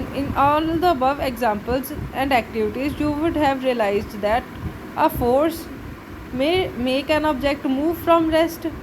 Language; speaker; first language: English; non-native, local second language; Punjabi